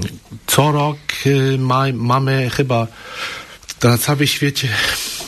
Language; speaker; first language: Polish; non-native, learner; Chinese